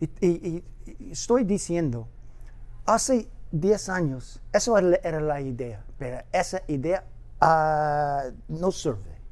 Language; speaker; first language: Spanish; non-native, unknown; English